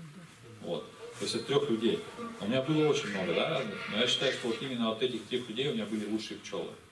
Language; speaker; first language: Russian; native; Russian